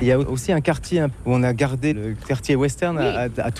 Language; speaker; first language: French; native; French